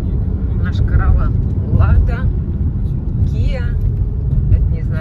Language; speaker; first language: Russian; native; Russian